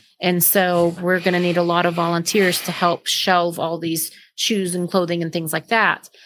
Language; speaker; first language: English; native; English